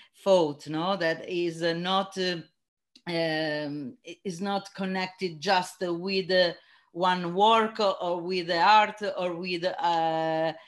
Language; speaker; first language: English; non-native, learner; Italian